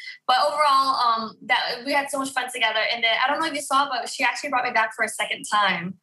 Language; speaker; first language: English; early bilingual, other home language; Vietnamese